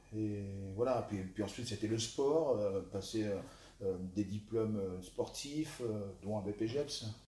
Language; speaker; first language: French; early bilingual, other home language; Italian